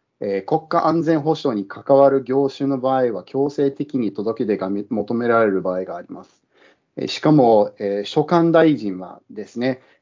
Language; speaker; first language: Japanese; non-native, fluent; English